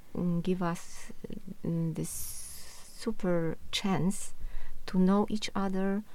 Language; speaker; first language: English; non-native, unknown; Polish